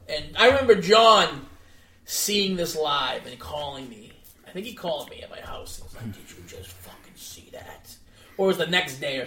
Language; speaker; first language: English; early bilingual, other home language; Greek